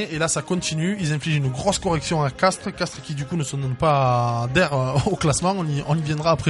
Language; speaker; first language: French; native; French